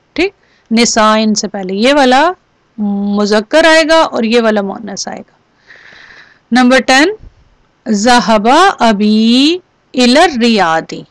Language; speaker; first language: Urdu; native; Urdu